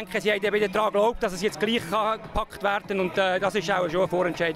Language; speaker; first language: German; native; German